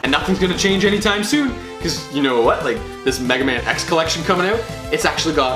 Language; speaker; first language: English; native; English